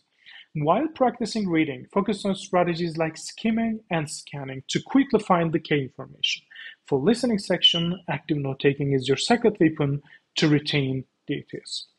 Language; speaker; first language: English; non-native, fluent; Turkish